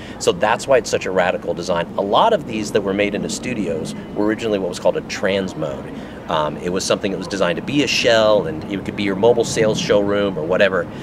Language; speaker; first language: English; native; English